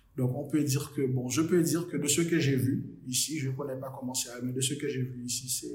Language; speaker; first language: French; non-native, local second language; Haitian Creole